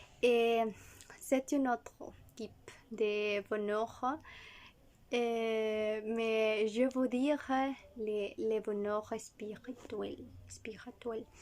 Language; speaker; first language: French; non-native, learner; Spanish